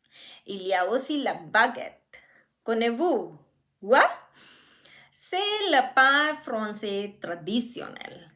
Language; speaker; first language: French; non-native, learner; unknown